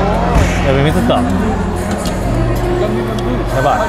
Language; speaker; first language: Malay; non-native, learner; Japanese